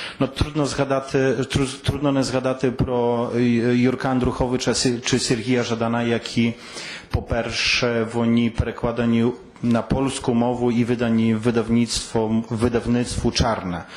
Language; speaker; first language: Polish; non-native, learner; Ukrainian